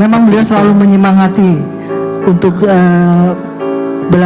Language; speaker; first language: Indonesian; native; Indonesian